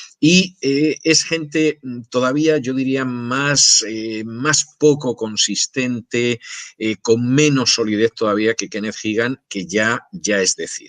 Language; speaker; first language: Spanish; native; Spanish